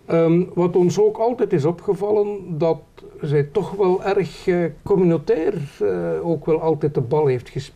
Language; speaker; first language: Dutch; native; Dutch